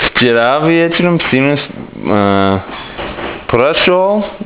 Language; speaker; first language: Russian; non-native, learner; English